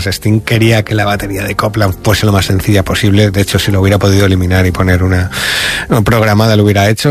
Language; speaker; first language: Spanish; native; Spanish